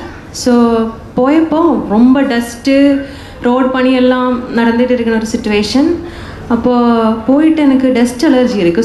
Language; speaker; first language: Tamil; non-native, learner; Malayalam